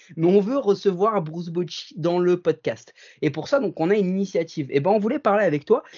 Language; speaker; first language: French; native; French